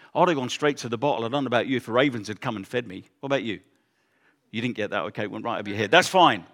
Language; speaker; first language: English; native; English